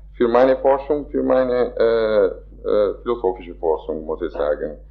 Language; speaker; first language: German; non-native, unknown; Italian